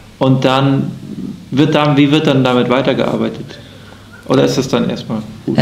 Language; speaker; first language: German; native; German